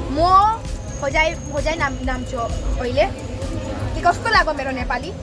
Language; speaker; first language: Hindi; non-native, local second language; Bangla